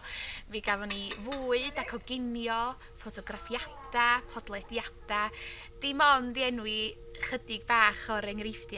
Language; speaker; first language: Welsh; native; Welsh